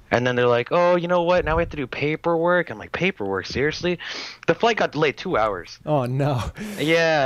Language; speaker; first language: English; native; English